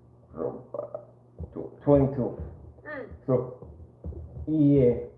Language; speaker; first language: Japanese; non-native, learner; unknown